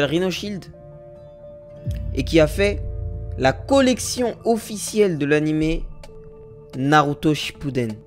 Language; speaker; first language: French; native; French